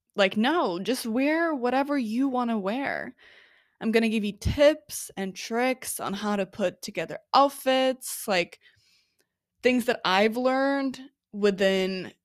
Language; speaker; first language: English; non-native, fluent; Norwegian